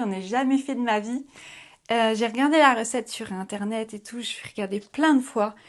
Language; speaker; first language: French; native; French